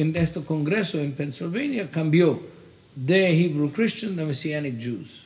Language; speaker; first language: Spanish; non-native, fluent; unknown